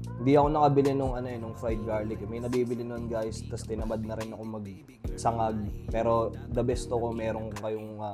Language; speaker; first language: Filipino; native; Filipino